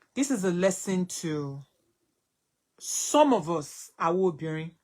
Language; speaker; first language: English; non-native, local second language; Yoruba